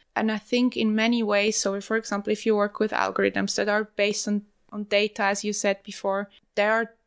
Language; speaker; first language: English; non-native, fluent; German